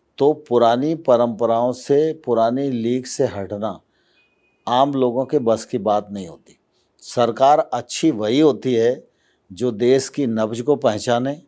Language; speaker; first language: Hindi; native; Hindi